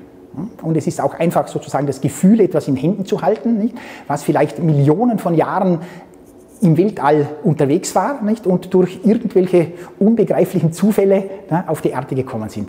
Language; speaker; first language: German; native; German